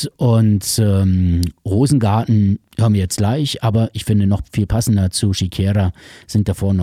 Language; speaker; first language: German; native; German